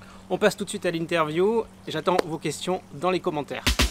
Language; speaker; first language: French; native; French